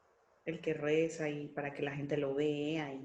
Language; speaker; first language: Spanish; native; Spanish